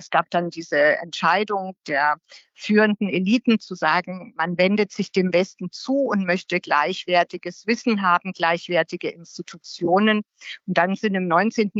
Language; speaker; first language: German; native; German